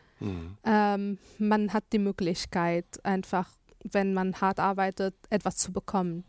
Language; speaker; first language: German; non-native, fluent; Arabic